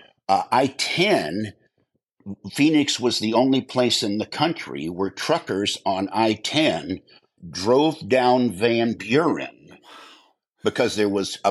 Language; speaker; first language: English; native; English